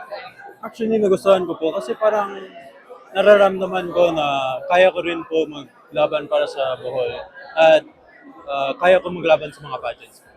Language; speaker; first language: Filipino; non-native, local second language; Cebuano